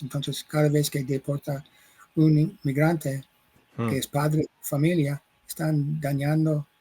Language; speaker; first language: Spanish; non-native, fluent; English